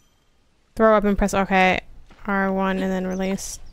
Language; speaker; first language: English; native; English